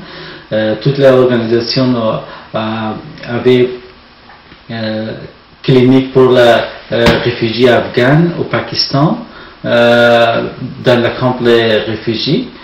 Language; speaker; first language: French; non-native, learner; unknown